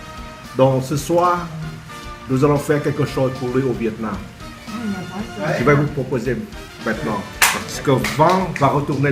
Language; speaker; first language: French; non-native, fluent; Vietnamese